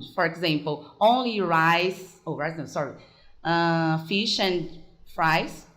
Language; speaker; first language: English; non-native, fluent; Portuguese